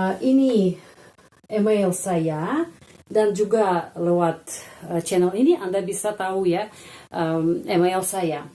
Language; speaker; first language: Indonesian; non-native, fluent; Russian